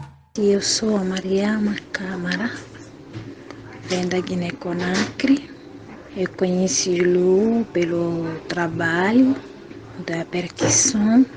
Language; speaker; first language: Portuguese; non-native, learner; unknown